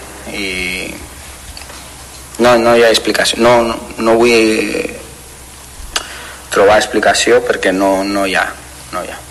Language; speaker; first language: Catalan; non-native, learner; Spanish